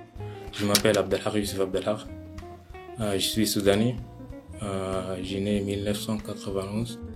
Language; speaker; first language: French; non-native, learner; Arabic